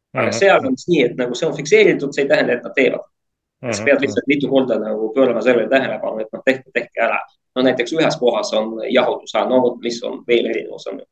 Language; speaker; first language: Estonian; non-native, local second language; Russian